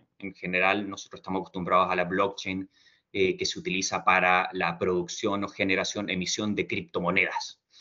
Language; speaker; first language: Spanish; native; Spanish